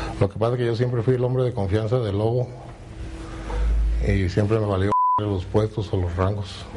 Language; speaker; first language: Spanish; native; Spanish